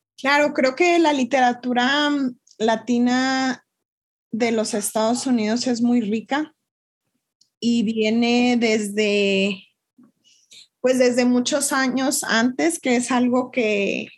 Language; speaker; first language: Spanish; native; Spanish